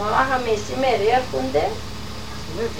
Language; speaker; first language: Greek; non-native, local second language; Turkish